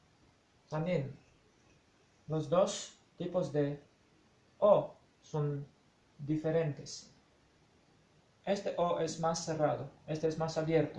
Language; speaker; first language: Spanish; non-native, fluent; Polish